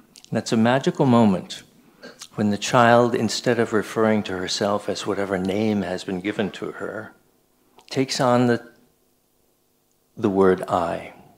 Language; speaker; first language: English; native; English